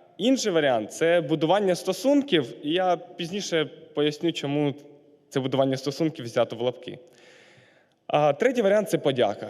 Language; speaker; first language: Ukrainian; non-native, local second language; Russian